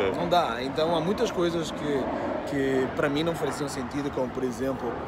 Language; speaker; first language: Portuguese; native; Portuguese